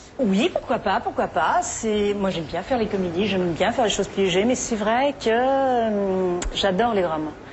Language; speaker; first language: French; non-native, fluent; English